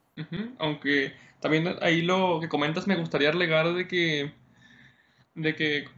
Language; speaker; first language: Spanish; native; Spanish